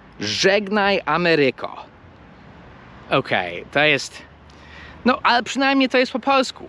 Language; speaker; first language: Polish; non-native, fluent; English